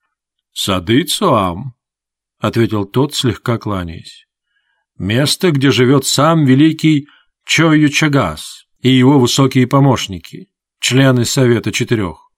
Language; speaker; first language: Russian; native; Russian